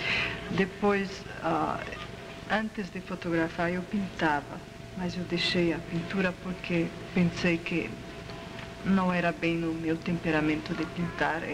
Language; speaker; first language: Portuguese; non-native, fluent; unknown